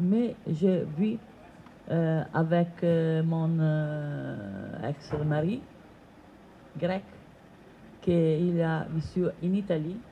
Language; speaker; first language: French; non-native, fluent; Italian